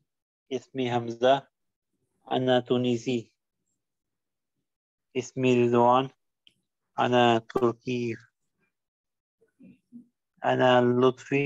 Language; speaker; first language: Arabic; non-native, learner; Urdu